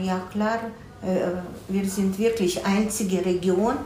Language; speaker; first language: German; non-native, fluent; Russian